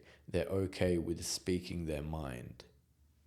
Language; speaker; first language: English; native; English